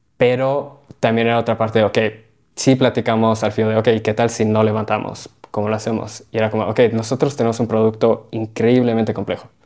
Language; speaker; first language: Spanish; early bilingual, heritage; Spanish